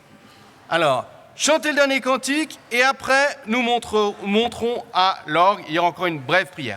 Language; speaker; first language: French; native; French